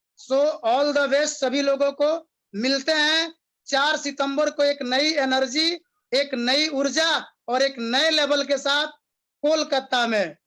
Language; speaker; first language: Hindi; native; Hindi